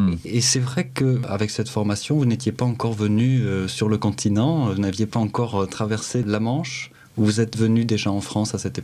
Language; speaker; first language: French; native; French